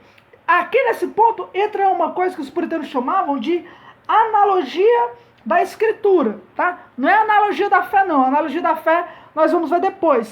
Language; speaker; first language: Portuguese; native; Portuguese